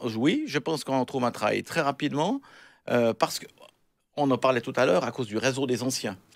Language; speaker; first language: French; native; French